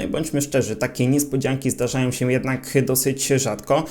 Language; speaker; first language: Polish; native; Polish